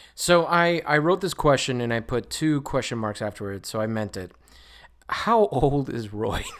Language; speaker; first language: English; non-native, fluent; Spanish